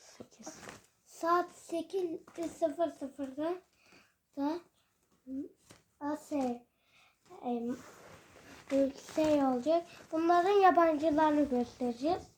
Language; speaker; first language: Turkish; early bilingual, heritage; Turkish